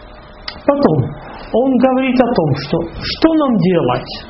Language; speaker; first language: Russian; non-native, fluent; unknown